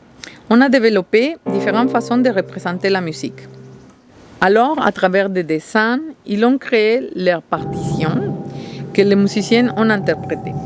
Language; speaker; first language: French; non-native, fluent; Spanish